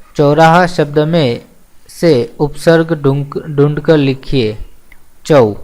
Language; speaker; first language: Hindi; non-native, local second language; Gujarati